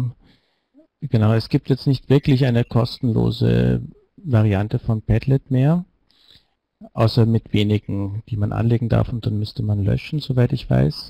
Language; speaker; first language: German; native; German